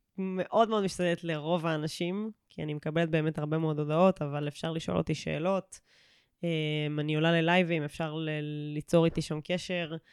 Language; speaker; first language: Hebrew; native; Hebrew